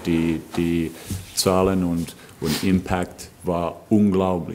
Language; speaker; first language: German; non-native, fluent; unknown